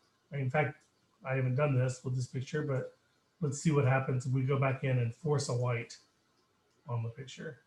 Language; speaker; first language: English; native; English